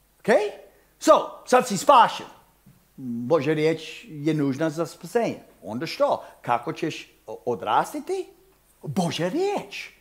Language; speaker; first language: Croatian; early bilingual, heritage; Croatian